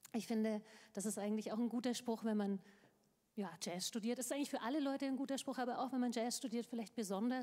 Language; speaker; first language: German; native; German